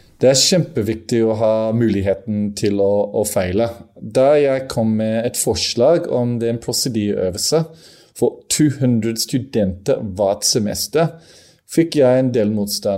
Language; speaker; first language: Norwegian; non-native, fluent; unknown